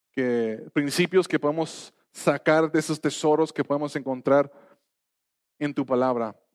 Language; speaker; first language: Spanish; non-native, fluent; English